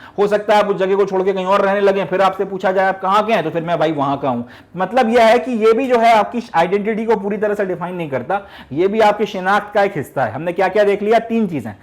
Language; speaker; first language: Hindi; native; Hindi